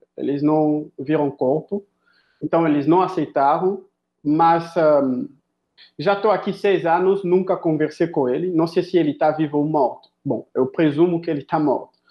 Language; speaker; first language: Portuguese; non-native, fluent; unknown